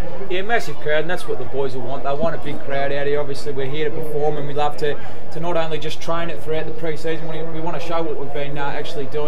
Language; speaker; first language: English; native; English